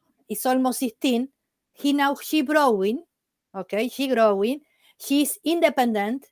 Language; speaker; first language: English; non-native, learner; Spanish